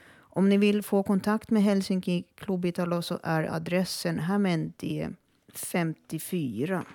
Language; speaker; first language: Swedish; early bilingual, other home language; Finnish